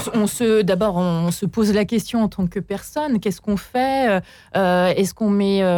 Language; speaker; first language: French; native; French